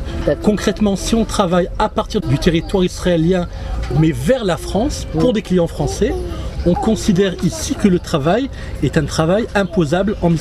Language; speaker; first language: French; native; French